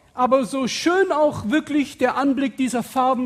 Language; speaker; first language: German; native; German